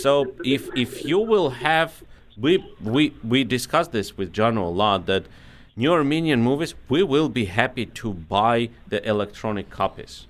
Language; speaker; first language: English; non-native, fluent; Armenian